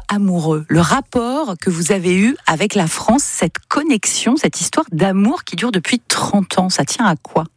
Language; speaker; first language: French; native; French